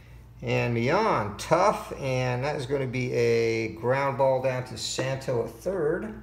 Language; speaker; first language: English; native; English